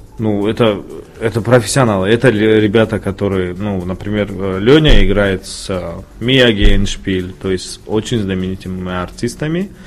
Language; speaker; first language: Russian; non-native, local second language; Tajik